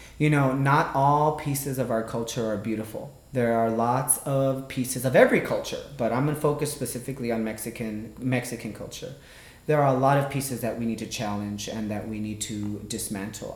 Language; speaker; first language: English; early bilingual, other home language; Spanish